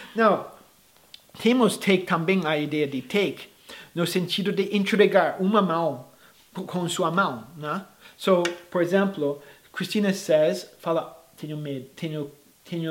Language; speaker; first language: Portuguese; non-native, fluent; English